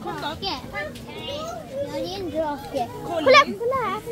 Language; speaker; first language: Swedish; early bilingual, other home language; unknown